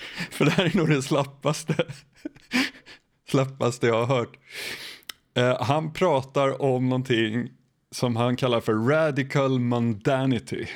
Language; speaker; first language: Swedish; native; Swedish